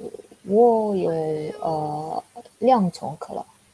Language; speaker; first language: Chinese; non-native, learner; Indonesian